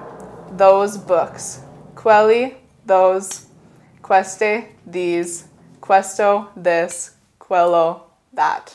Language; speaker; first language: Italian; non-native, fluent; English